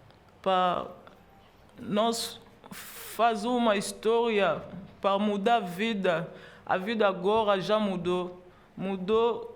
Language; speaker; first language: Portuguese; non-native, learner; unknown